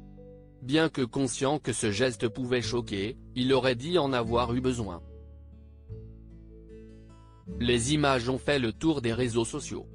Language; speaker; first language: French; native; French